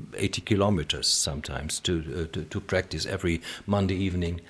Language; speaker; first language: English; non-native, fluent; German